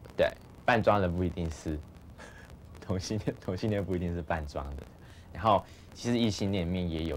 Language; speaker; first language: Chinese; native; Chinese